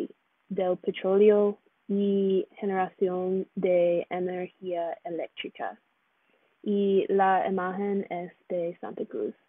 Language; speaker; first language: Spanish; non-native, learner; English